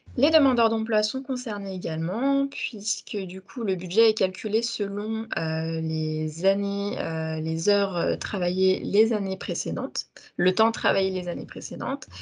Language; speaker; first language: French; native; French